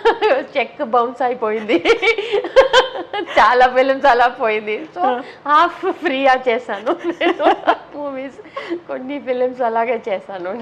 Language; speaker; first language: Telugu; non-native, local second language; Tamil